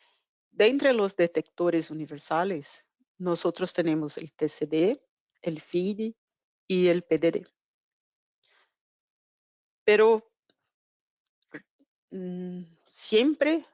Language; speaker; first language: Spanish; non-native, fluent; Portuguese